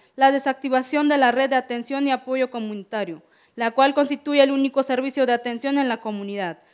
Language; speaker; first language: Spanish; non-native, local second language; Tzeltal